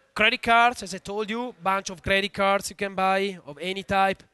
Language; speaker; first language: English; non-native, fluent; Italian